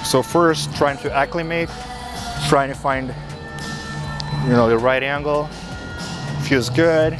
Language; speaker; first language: English; non-native, fluent; Portuguese